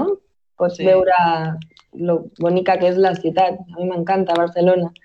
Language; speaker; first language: Catalan; non-native, local second language; Spanish